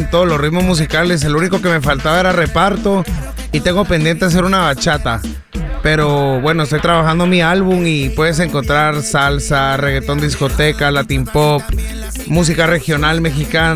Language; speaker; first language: Spanish; native; Spanish